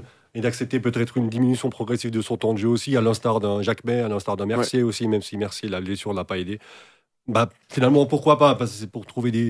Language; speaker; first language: French; native; French